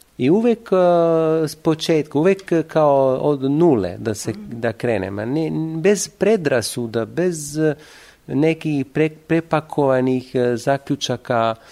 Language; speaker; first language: Serbian; non-native, fluent; Italian